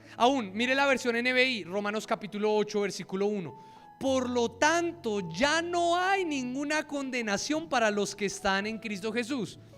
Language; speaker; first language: Spanish; native; Spanish